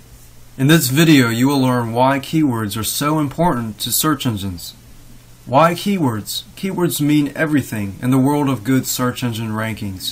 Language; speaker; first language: English; native; English